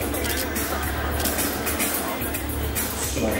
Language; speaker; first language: Chinese; native; Chinese